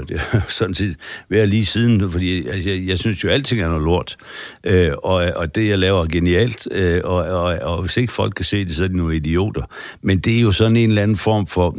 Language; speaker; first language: Danish; native; Danish